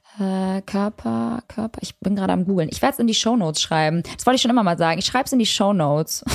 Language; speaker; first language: German; early bilingual, other home language; Albanian